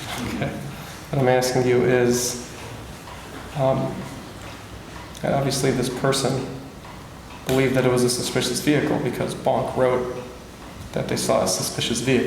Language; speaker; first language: English; native; English